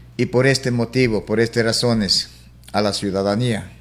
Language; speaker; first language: Spanish; native; Spanish